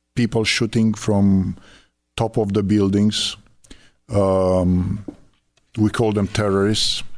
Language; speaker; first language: English; non-native, fluent; Romanian